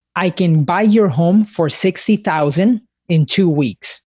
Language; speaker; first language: English; early bilingual, other home language; Spanish